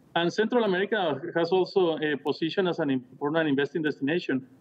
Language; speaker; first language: English; non-native, fluent; Spanish